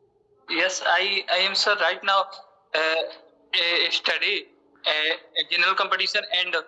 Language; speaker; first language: English; non-native, learner; Hindi